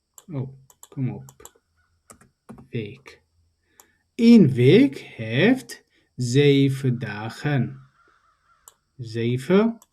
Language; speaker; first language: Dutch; non-native, fluent; Tigrinya